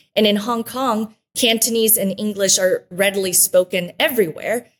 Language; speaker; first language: English; early bilingual, other home language; Spanish